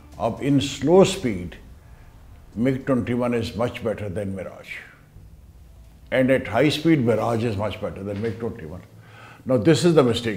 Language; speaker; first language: English; non-native, local second language; Urdu